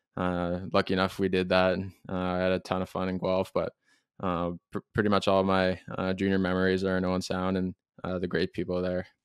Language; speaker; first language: English; native; English